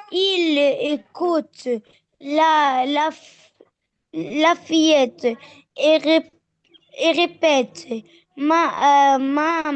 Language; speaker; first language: French; non-native, learner; Arabic